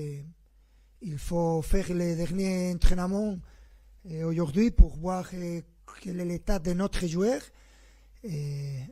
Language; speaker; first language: French; non-native, fluent; Spanish